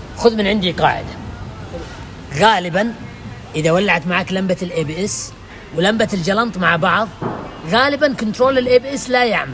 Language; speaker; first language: Arabic; native; Arabic